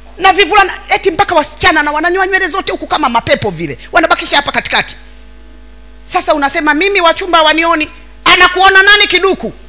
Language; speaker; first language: Swahili; native; Swahili